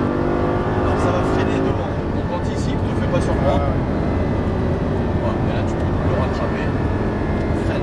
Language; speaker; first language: French; native; French